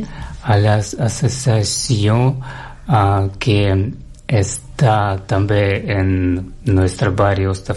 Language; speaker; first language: Catalan; non-native, learner; Russian